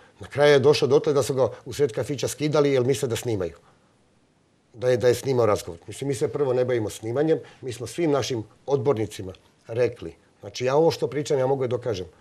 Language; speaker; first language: Serbian; non-native, local second language; Slovak